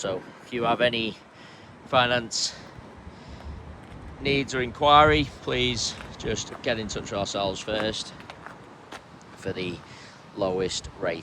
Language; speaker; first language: English; native; English